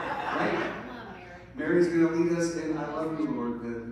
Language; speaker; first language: English; native; English